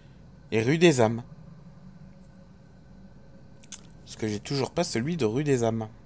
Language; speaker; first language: French; native; French